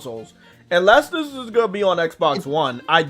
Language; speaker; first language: English; native; English